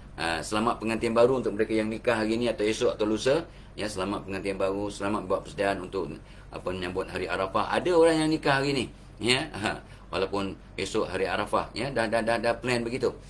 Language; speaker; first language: Malay; native; Malay